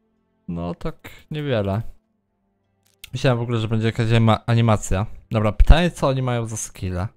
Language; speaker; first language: Polish; native; Polish